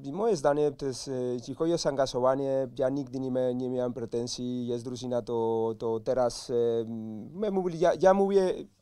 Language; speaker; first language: Polish; non-native, learner; Spanish